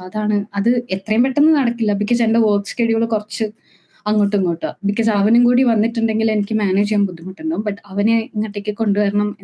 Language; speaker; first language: Malayalam; native; Malayalam